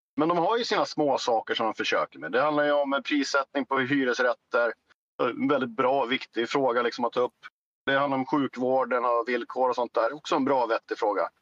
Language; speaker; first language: Swedish; native; Swedish